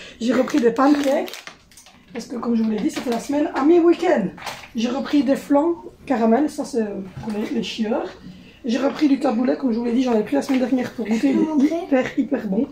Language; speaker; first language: French; native; French